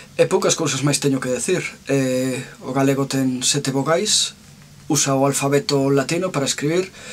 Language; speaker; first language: Galician; non-native, local second language; Spanish